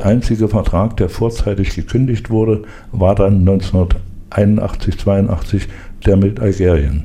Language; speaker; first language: German; native; German